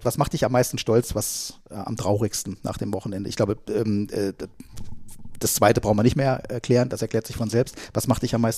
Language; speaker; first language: German; native; German